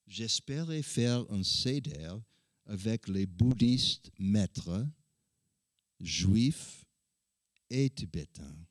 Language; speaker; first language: French; non-native, learner; English